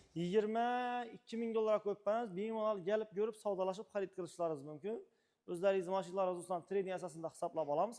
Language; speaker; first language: Uzbek; native; Uzbek